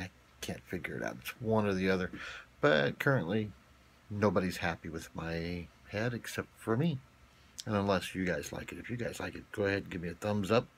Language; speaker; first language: English; native; English